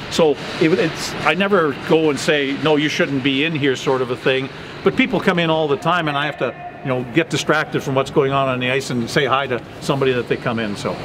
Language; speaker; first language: English; native; English